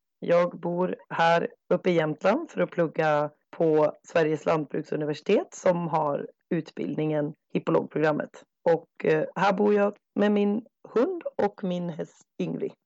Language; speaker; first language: Swedish; native; Swedish